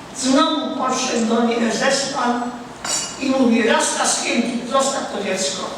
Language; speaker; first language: Polish; native; Polish